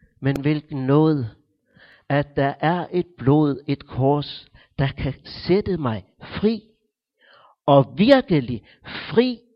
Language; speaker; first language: Danish; native; Danish